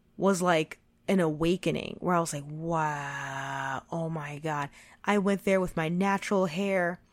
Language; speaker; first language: English; native; English